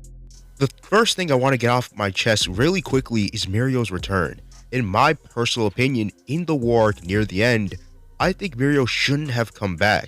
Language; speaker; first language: English; native; English